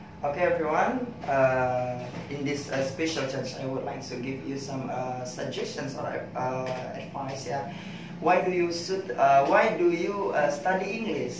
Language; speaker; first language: English; non-native, learner; Indonesian